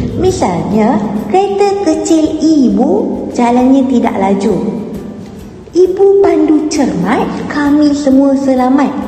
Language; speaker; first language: Malay; native; Malay